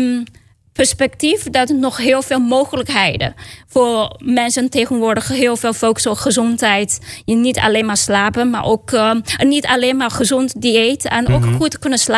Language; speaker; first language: Dutch; non-native, learner; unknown